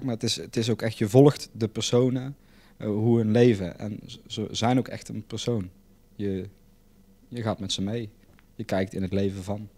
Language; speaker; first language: Dutch; native; Dutch